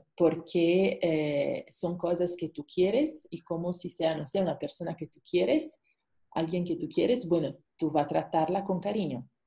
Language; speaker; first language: Spanish; non-native, fluent; Italian